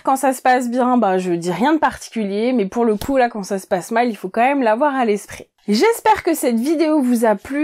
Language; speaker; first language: French; native; French